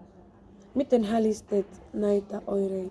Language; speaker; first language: Finnish; non-native, learner; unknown